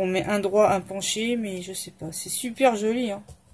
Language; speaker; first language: French; native; French